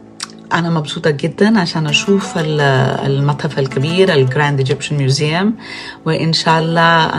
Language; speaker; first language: Arabic; non-native, learner; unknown